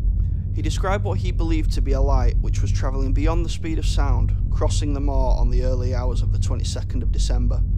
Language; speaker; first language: English; native; English